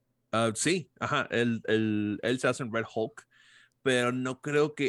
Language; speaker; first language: Spanish; early bilingual, heritage; Spanish